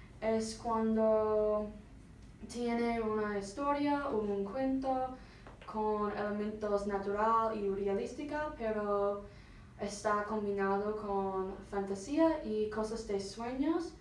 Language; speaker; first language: Spanish; non-native, learner; English